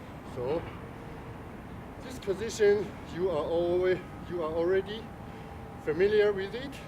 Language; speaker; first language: English; non-native, fluent; Chinese